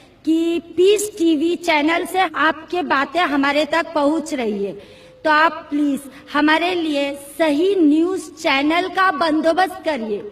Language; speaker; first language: Hindi; non-native, local second language; Marathi